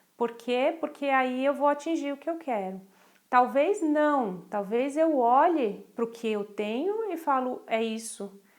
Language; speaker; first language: Portuguese; native; Portuguese